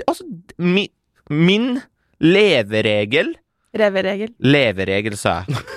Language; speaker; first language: Norwegian; early bilingual, other home language; Persian